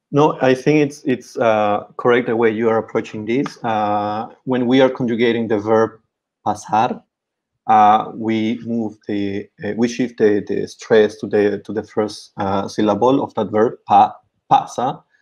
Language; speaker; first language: English; non-native, fluent; Spanish